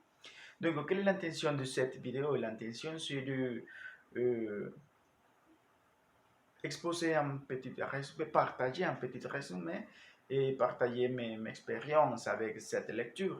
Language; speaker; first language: French; non-native, learner; Spanish